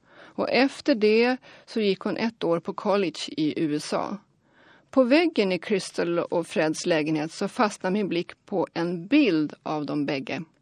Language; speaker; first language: Swedish; native; Swedish